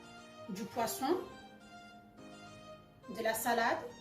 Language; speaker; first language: French; non-native, fluent; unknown